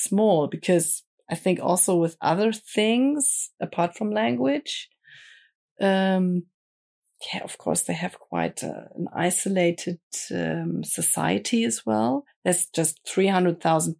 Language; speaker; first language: English; non-native, fluent; German